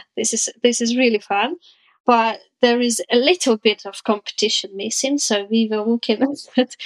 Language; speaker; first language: English; non-native, fluent; Ukrainian